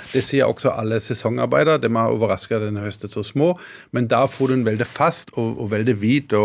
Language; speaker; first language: Norwegian; non-native, fluent; German